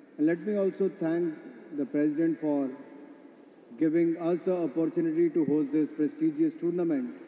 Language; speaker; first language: English; non-native, local second language; Hindi